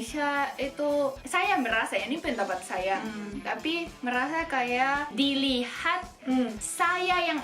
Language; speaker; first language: Indonesian; non-native, fluent; Japanese